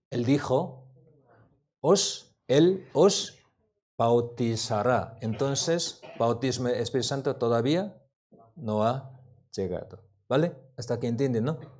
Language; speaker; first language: Spanish; non-native, learner; Korean